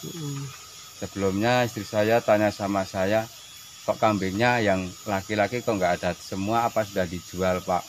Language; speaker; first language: Indonesian; non-native, local second language; Javanese